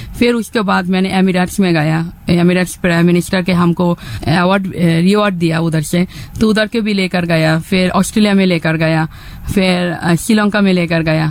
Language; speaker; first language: Hindi; non-native, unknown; Bangla